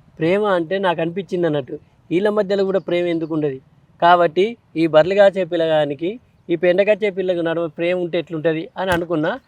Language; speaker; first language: Telugu; native; Telugu